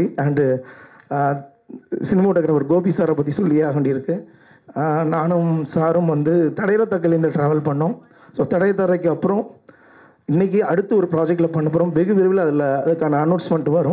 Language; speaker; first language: Tamil; native; Tamil